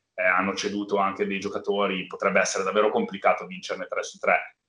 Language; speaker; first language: Italian; native; Italian